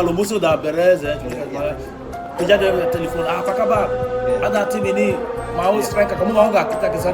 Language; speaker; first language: Indonesian; non-native, fluent; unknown